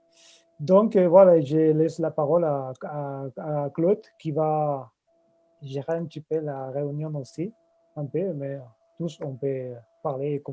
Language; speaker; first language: French; non-native, fluent; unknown